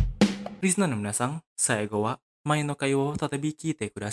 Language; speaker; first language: Japanese; non-native, fluent; Indonesian